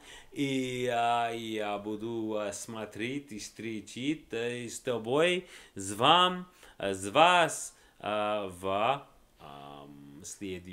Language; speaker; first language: Russian; non-native, learner; English